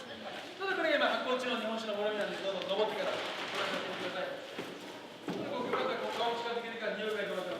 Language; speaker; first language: Japanese; native; Japanese